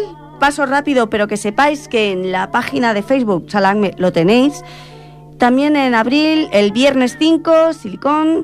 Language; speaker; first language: Spanish; native; Spanish